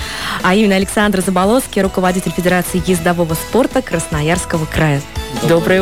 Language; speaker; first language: Russian; native; Russian